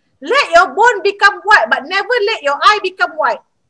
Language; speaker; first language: English; non-native, local second language; Malay